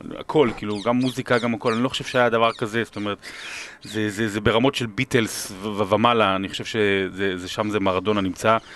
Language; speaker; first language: Hebrew; native; Hebrew